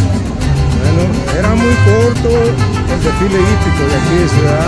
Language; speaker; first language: Spanish; native; Spanish